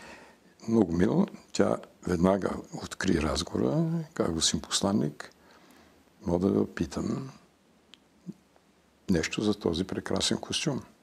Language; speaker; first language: Bulgarian; early bilingual, heritage; Bulgarian